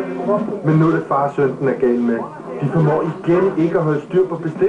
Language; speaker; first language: Danish; native; Danish